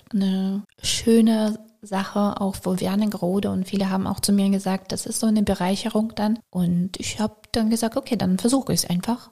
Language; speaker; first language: German; non-native, fluent; Russian